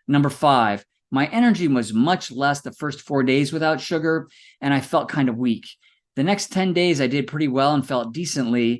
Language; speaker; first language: English; native; English